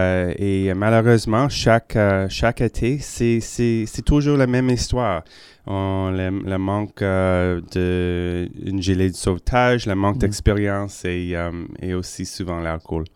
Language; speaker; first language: French; non-native, local second language; English